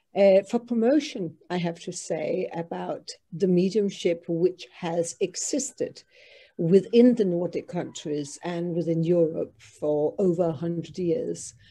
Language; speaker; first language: English; non-native, fluent; Danish